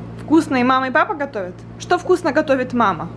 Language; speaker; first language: Russian; native; Russian